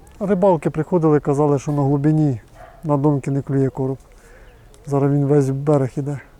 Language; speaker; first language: Ukrainian; native; Ukrainian